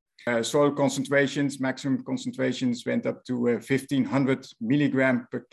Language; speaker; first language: English; non-native, fluent; Dutch